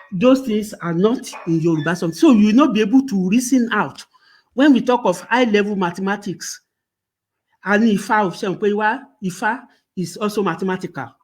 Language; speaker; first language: English; non-native, local second language; Yoruba